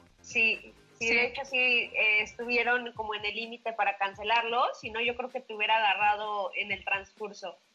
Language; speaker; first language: Spanish; native; Spanish